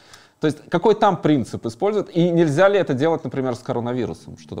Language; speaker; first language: Russian; native; Russian